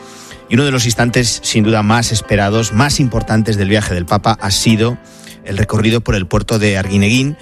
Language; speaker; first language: Spanish; native; Spanish